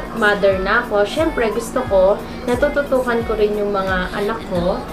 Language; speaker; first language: Filipino; non-native, local second language; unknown